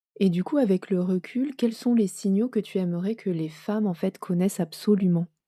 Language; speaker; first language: French; native; French